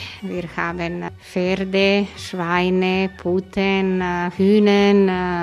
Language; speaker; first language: German; non-native, learner; Croatian